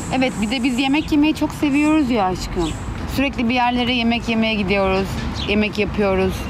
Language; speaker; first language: Turkish; native; Turkish